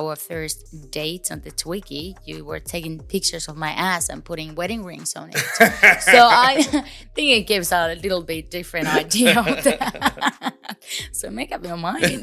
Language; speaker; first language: English; non-native, fluent; Finnish